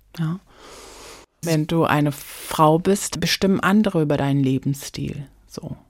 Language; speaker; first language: German; early bilingual, other home language; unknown